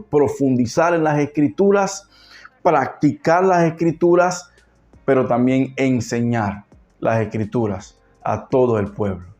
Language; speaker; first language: Spanish; native; Spanish